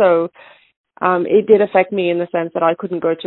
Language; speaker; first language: English; native; English